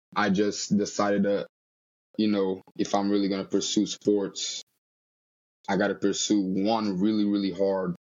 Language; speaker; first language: English; early bilingual, other home language; Portuguese